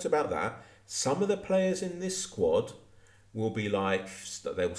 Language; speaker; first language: English; native; English